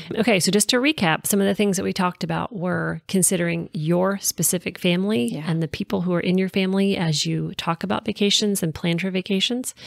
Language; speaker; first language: English; native; English